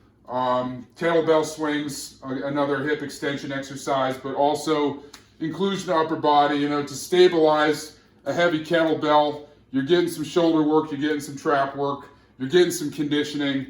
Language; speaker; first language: English; native; English